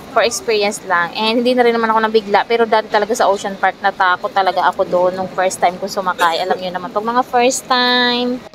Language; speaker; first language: Filipino; native; Filipino